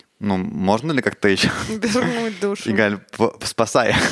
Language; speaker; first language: Russian; native; Russian